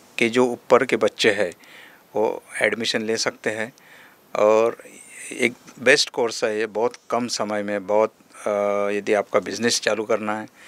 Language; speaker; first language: Hindi; non-native, local second language; Marathi